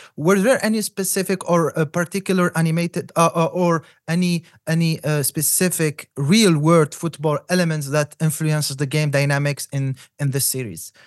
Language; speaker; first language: English; non-native, fluent; Arabic